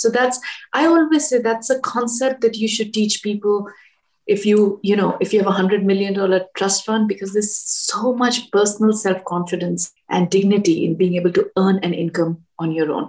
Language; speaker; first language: English; non-native, local second language; Hindi